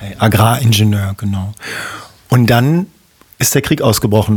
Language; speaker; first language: German; native; German